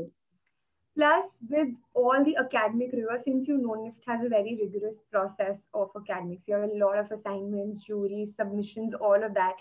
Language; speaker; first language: English; non-native, local second language; Hindi